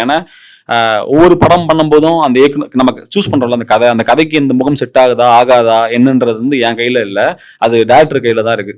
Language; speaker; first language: Tamil; native; Tamil